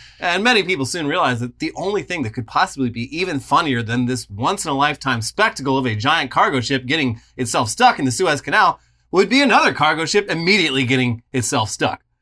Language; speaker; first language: English; native; English